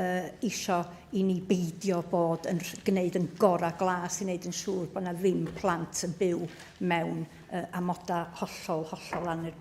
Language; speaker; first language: Welsh; native; Welsh